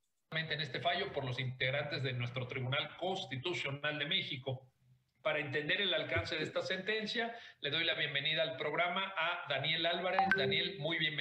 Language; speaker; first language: Spanish; native; Spanish